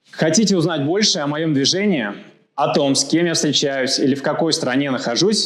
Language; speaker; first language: Russian; native; Russian